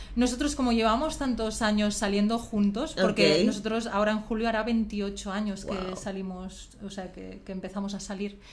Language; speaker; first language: Spanish; native; Spanish